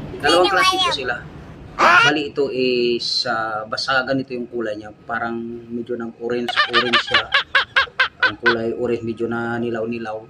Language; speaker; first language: Filipino; non-native, local second language; Cebuano